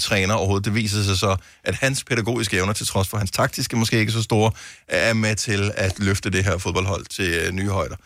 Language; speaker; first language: Danish; native; Danish